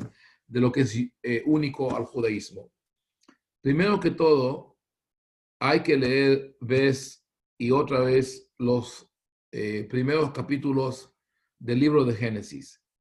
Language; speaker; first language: Spanish; non-native, fluent; Hebrew